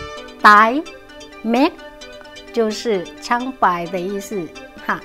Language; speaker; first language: Chinese; non-native, local second language; Vietnamese